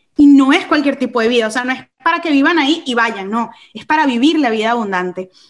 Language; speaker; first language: Spanish; native; Spanish